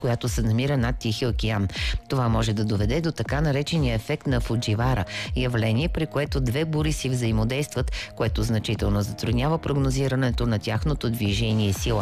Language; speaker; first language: Bulgarian; native; Bulgarian